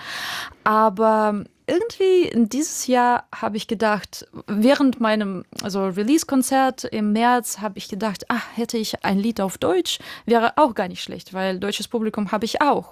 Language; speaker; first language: German; non-native, fluent; Russian